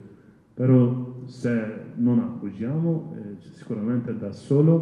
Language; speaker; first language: Italian; non-native, learner; Kurdish